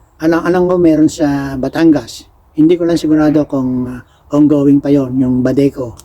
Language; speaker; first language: Filipino; native; Filipino